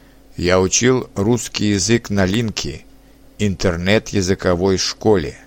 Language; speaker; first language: Russian; non-native, learner; Czech